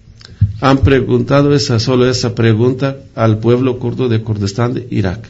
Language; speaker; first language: Spanish; non-native, fluent; Kurdish